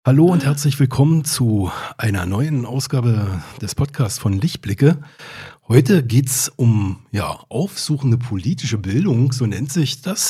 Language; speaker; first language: German; native; German